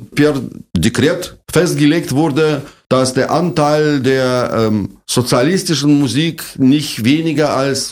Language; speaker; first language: German; non-native, fluent; Russian